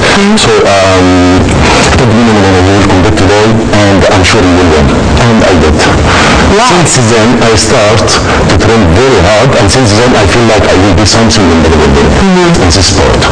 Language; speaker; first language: English; non-native, learner; Arabic